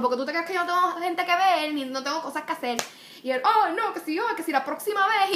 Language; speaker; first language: Spanish; early bilingual, heritage; Spanish